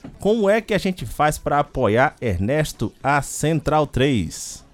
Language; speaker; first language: Portuguese; native; Portuguese